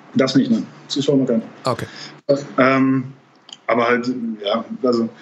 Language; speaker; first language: German; native; German